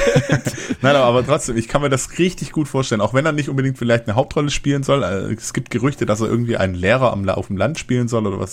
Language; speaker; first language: German; native; German